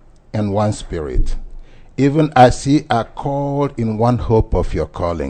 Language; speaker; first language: English; non-native, local second language; Igbo